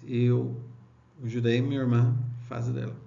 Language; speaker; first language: Portuguese; non-native, learner; English